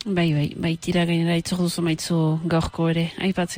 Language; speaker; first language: Basque; native; Basque